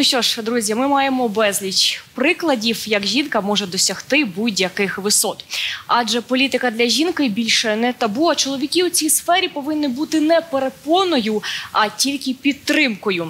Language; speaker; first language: Ukrainian; native; Ukrainian